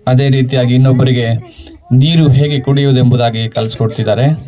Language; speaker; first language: Kannada; native; Kannada